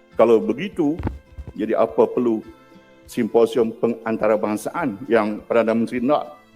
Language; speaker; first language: Malay; non-native, local second language; Iban